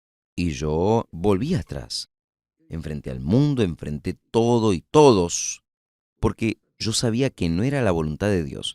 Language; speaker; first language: Spanish; non-native, fluent; Portuguese